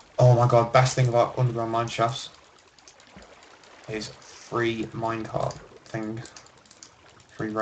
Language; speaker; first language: English; native; English